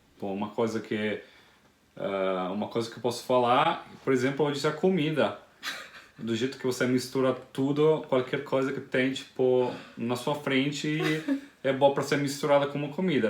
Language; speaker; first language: Portuguese; non-native, fluent; Italian